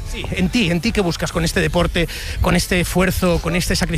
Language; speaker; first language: Spanish; native; Spanish